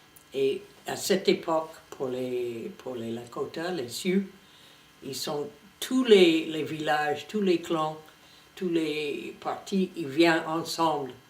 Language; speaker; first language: French; non-native, fluent; English